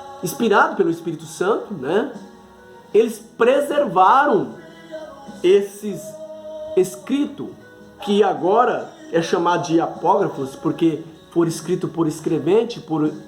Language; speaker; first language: Portuguese; native; Portuguese